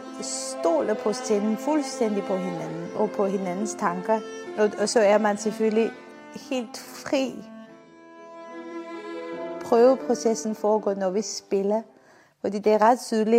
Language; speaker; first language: Danish; non-native, fluent; Armenian